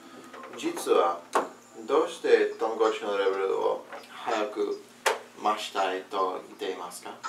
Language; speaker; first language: Japanese; non-native, learner; English